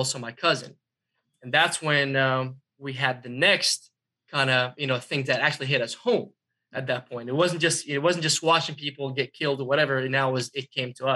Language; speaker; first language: English; non-native, fluent; Arabic